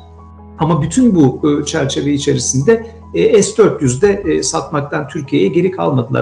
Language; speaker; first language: Turkish; native; Turkish